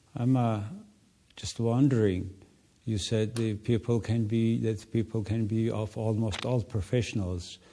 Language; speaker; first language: English; non-native, learner; Mongolian